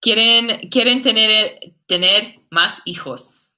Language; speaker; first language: Spanish; non-native, learner; English